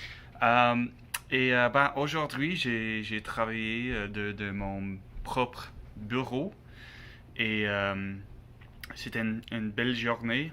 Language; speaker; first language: French; non-native, learner; English